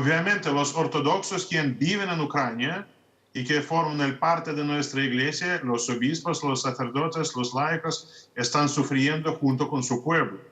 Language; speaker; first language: Spanish; non-native, fluent; Russian